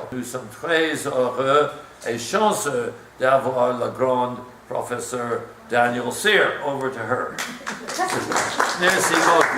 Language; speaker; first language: French; non-native, learner; English